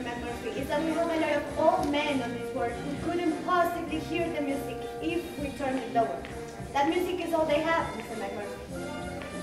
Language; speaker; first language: English; non-native, fluent; Spanish